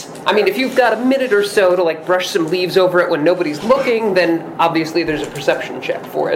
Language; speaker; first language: English; native; English